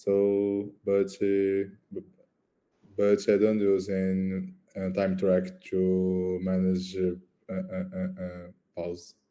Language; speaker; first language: English; non-native, learner; Portuguese